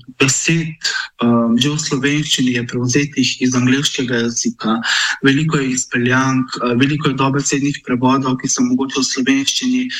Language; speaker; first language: Slovenian; non-native, local second language; Romany